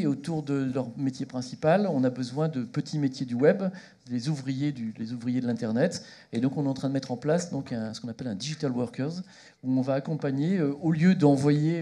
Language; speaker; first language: French; native; French